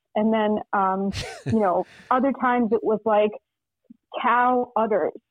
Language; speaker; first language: English; non-native, fluent; Russian